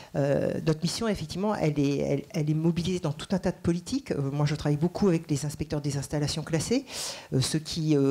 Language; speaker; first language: French; native; French